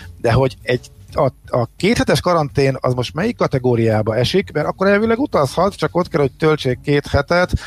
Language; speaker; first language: Hungarian; native; Hungarian